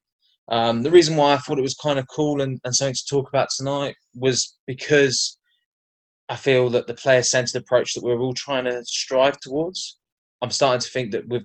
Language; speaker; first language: English; native; English